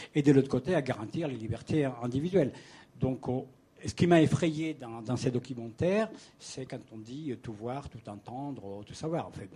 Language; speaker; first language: French; non-native, fluent; Spanish